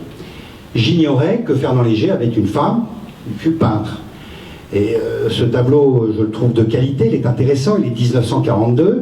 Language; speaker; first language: French; native; French